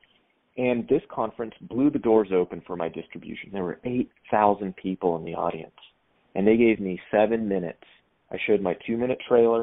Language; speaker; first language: English; native; English